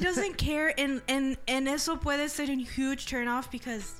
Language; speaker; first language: English; early bilingual, other home language; Spanish